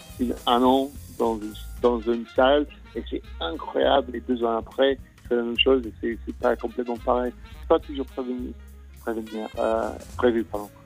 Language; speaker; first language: French; non-native, fluent; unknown